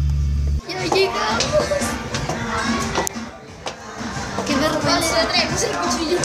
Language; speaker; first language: Spanish; native; Spanish